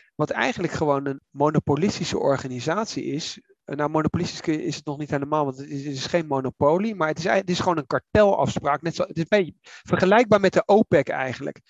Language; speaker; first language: Dutch; native; Dutch